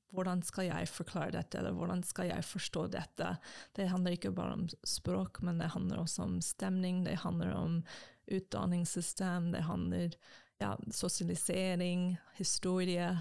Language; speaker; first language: Norwegian; non-native, fluent; English